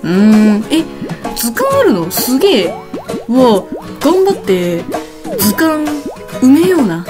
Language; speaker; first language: Japanese; native; Japanese